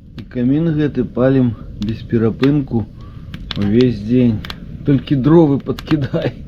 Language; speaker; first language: Belarusian; native; Belarusian